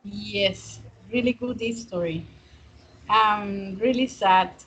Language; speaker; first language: English; non-native, fluent; Spanish